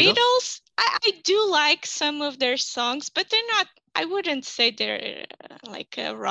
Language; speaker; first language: English; non-native, fluent; Portuguese